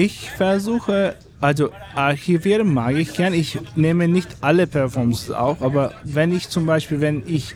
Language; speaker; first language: German; non-native, fluent; Turkish